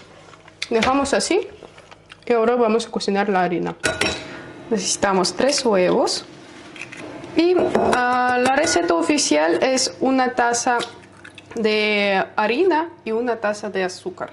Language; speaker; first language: Spanish; non-native, learner; Russian